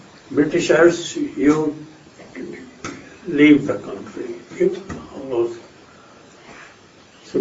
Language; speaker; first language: English; non-native, local second language; Hindi